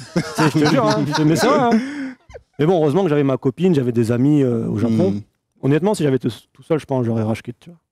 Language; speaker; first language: French; native; French